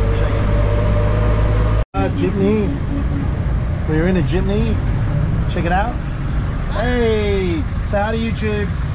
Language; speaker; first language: English; native; English